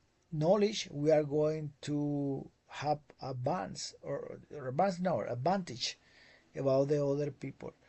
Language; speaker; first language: English; non-native, fluent; Spanish